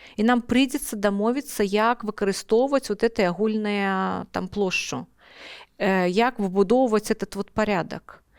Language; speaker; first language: Belarusian; non-native, local second language; Russian